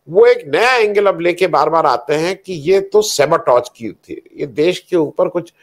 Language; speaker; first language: Hindi; native; Hindi